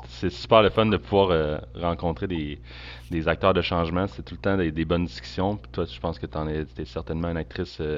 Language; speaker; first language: French; native; French